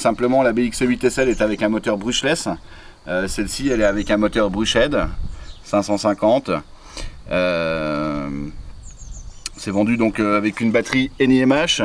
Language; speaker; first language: French; native; French